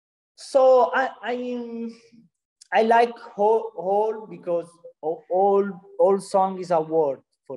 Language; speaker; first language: English; non-native, learner; Italian